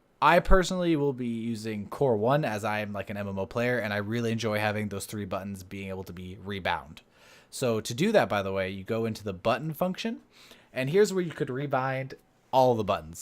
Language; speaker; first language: English; native; English